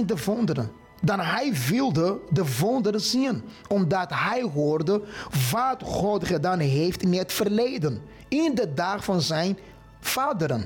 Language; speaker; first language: Dutch; non-native, fluent; Portuguese